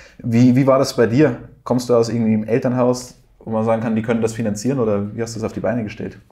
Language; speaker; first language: German; native; German